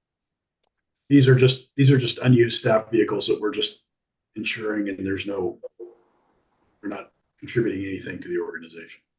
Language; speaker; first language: English; native; English